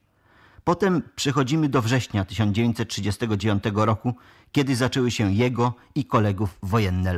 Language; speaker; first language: Polish; native; Polish